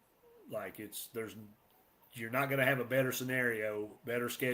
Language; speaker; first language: English; native; English